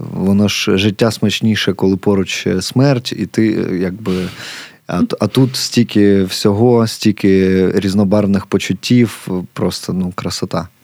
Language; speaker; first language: Ukrainian; native; Ukrainian